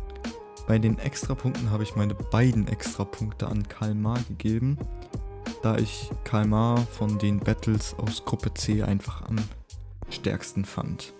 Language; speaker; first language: German; native; German